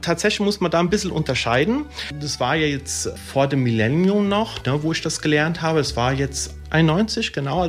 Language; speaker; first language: German; early bilingual, other home language; Italian